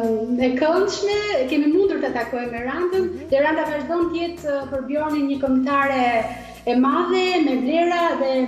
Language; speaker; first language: Albanian; native; Albanian